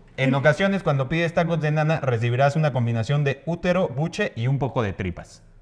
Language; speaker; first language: Spanish; native; Spanish